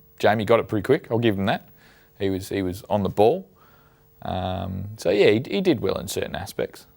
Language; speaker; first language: English; native; English